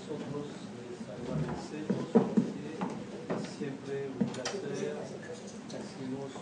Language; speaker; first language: Spanish; non-native, fluent; French